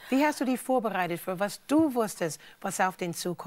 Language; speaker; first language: German; non-native, fluent; English